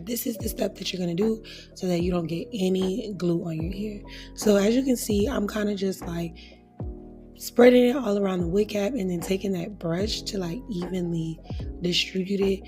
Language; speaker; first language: English; native; English